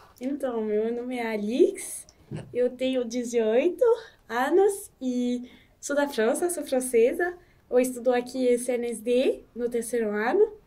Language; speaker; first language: Portuguese; non-native, learner; French